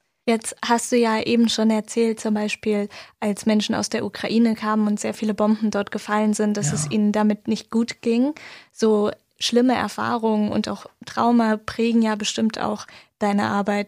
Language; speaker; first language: German; native; German